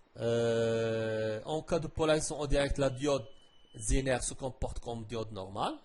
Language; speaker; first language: French; non-native, local second language; Arabic